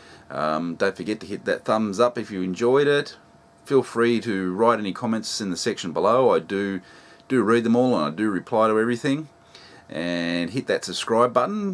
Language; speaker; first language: English; native; English